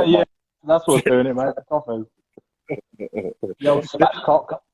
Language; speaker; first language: English; native; English